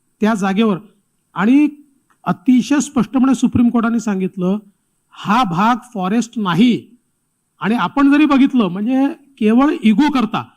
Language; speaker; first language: Marathi; native; Marathi